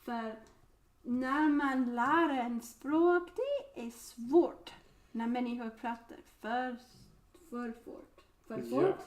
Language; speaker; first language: Swedish; non-native, learner; English